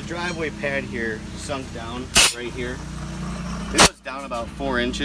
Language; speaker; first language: English; native; English